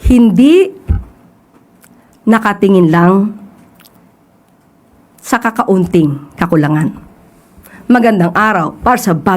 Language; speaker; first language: Filipino; native; Filipino